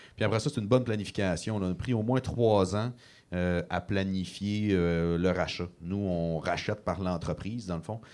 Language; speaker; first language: French; native; French